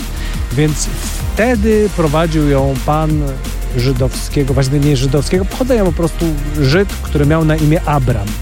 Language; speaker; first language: Polish; native; Polish